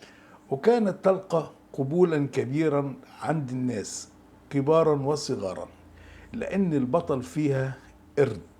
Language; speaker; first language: Arabic; native; Arabic